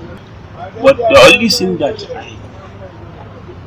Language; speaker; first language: English; non-native, local second language; Hausa